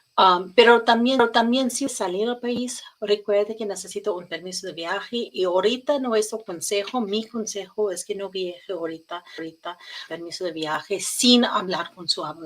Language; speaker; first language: Spanish; non-native, learner; English